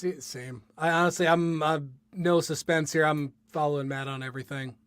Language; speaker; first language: English; native; English